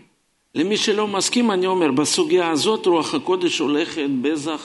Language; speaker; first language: Hebrew; non-native, fluent; Russian